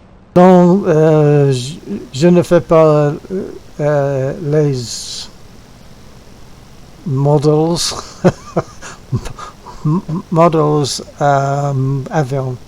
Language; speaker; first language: French; non-native, learner; English